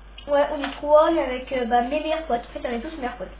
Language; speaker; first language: French; native; French